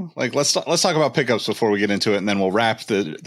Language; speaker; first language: English; native; English